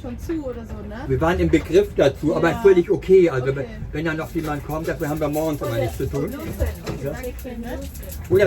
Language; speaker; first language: German; native; German